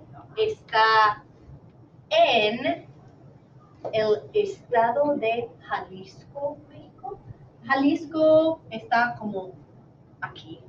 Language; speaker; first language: Spanish; non-native, fluent; English